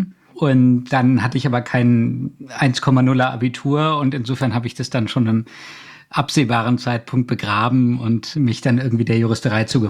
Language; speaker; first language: German; native; German